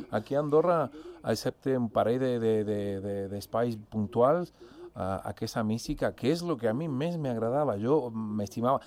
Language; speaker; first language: Catalan; non-native, fluent; Spanish